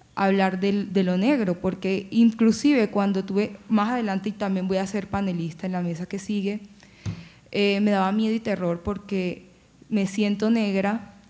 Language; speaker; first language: Spanish; native; Spanish